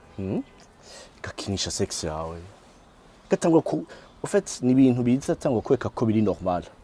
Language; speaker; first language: Rundi; native; Rundi